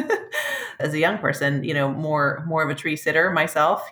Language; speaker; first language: English; native; English